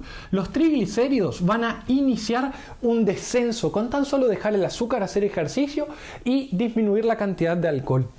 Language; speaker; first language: Spanish; native; Spanish